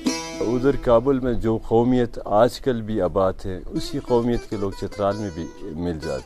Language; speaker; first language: Hindi; non-native, local second language; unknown